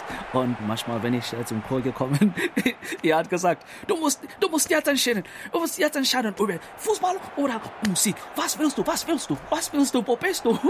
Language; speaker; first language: German; non-native, learner; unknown